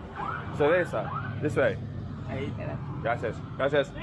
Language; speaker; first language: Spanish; non-native, learner; English